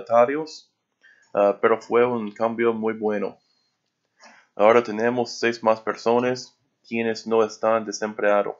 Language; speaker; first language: Spanish; non-native, learner; English